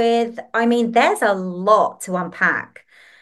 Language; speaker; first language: English; native; English